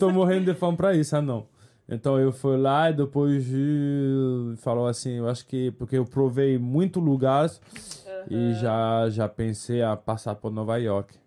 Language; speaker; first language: Portuguese; non-native, fluent; French